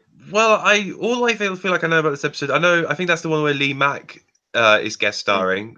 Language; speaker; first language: English; native; English